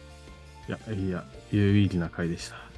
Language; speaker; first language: Japanese; native; Japanese